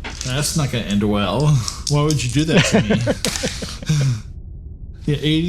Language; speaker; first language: English; native; English